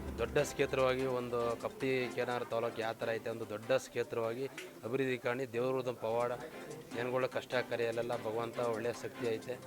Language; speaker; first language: Kannada; native; Kannada